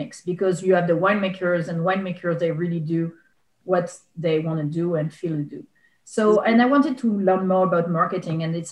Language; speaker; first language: English; non-native, fluent; French